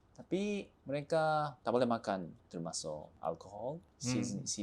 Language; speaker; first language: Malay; non-native, fluent; Japanese